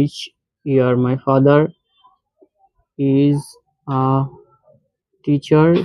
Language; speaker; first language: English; non-native, learner; Bangla